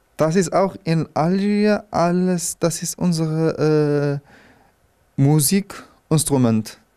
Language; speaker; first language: German; non-native, fluent; Arabic